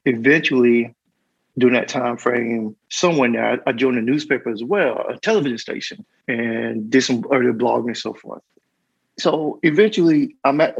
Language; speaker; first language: English; native; English